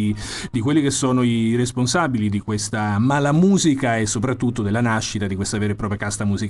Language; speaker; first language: Italian; native; Italian